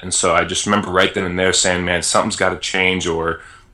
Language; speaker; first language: English; native; English